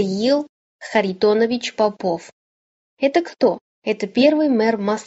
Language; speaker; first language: Russian; non-native, fluent; Chinese